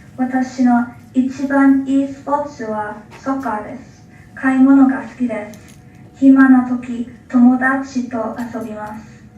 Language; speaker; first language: Japanese; non-native, learner; English